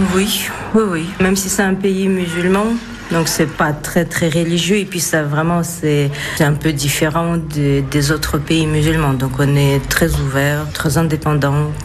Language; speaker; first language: French; non-native, fluent; Russian